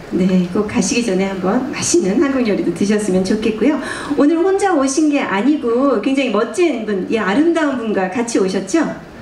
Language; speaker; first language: Korean; native; Korean